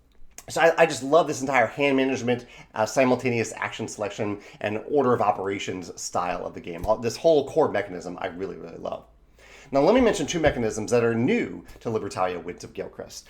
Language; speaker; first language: English; native; English